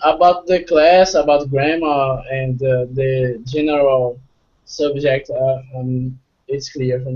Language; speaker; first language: English; non-native, fluent; Portuguese